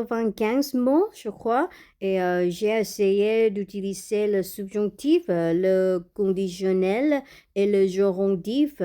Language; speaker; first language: French; non-native, learner; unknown